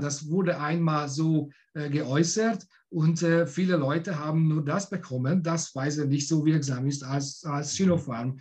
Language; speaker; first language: German; non-native, fluent; Hungarian